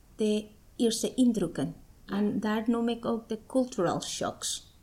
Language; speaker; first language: Dutch; non-native, fluent; Spanish